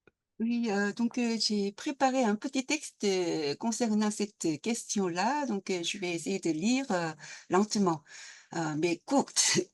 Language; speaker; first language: French; non-native, fluent; Korean